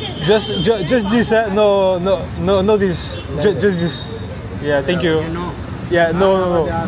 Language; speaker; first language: English; non-native, learner; French